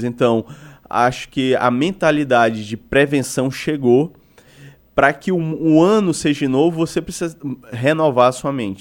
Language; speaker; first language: Portuguese; native; Portuguese